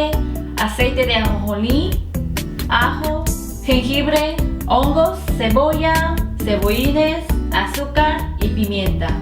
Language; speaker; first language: Spanish; non-native, fluent; Korean